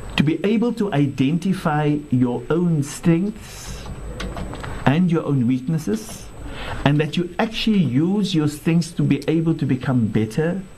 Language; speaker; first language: English; non-native, local second language; Afrikaans